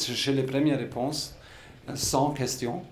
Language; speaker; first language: French; non-native, fluent; German